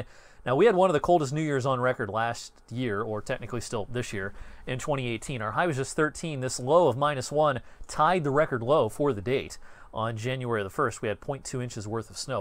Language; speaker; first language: English; native; English